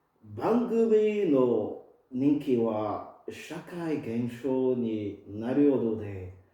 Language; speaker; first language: Japanese; non-native, fluent; French